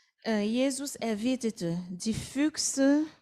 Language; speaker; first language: German; non-native, fluent; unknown